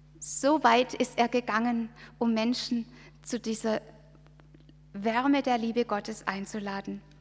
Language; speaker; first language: German; native; German